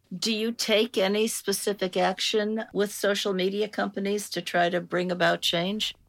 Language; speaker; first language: English; native; English